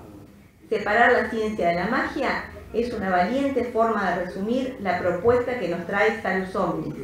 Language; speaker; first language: Spanish; native; Spanish